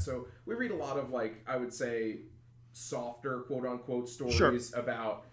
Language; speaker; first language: English; native; English